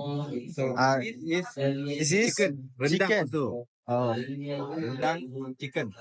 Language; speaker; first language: English; non-native, local second language; Malay